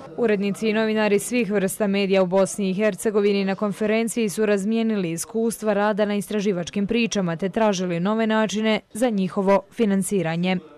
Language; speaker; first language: Croatian; native; Croatian